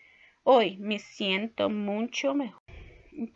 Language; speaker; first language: Spanish; non-native, local second language; Portuguese